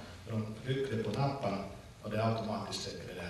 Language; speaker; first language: Swedish; non-native, local second language; Finnish